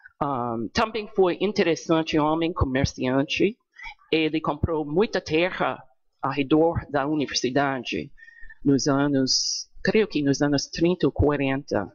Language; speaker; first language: Portuguese; non-native, fluent; English